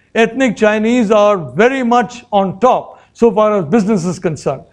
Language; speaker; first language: English; non-native, local second language; Malayalam